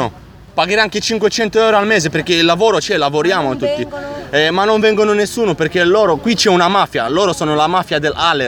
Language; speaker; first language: Italian; early bilingual, other home language; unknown